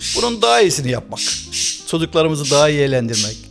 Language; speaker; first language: Turkish; native; Turkish